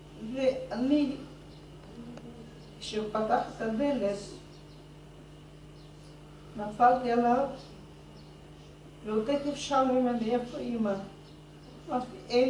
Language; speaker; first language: Hebrew; non-native, fluent; Hungarian